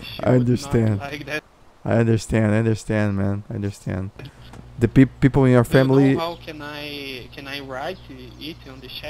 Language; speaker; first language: English; non-native, fluent; Portuguese